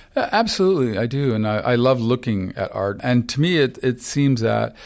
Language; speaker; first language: English; non-native, fluent; Ukrainian